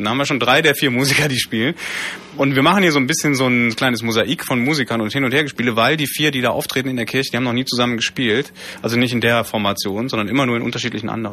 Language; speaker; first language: German; native; German